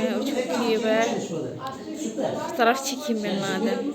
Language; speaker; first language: Turkish; non-native, fluent; Indonesian